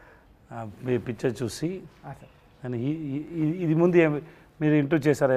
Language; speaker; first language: Telugu; non-native, learner; Tamil